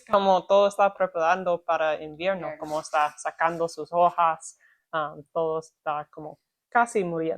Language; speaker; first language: Spanish; non-native, learner; English